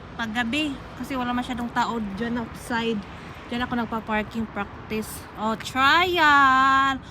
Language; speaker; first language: Filipino; non-native, local second language; Waray